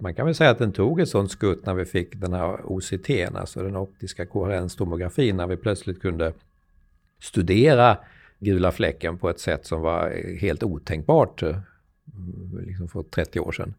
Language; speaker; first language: Swedish; native; Swedish